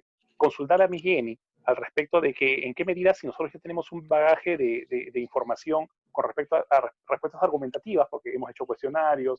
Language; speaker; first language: Spanish; native; Spanish